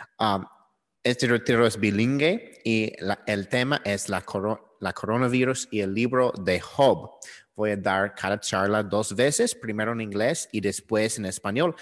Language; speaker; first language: Spanish; non-native, learner; English